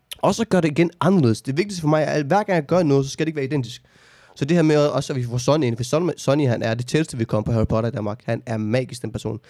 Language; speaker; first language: Danish; early bilingual, other home language; Arabic